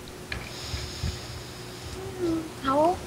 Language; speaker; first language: Chinese; native; Chinese